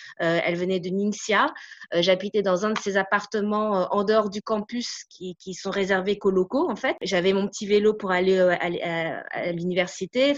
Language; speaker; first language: French; native; French